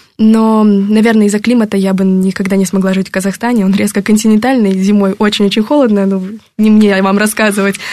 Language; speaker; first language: Russian; native; Russian